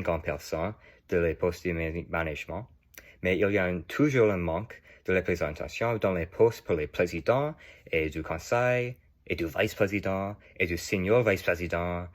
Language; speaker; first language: French; non-native, learner; English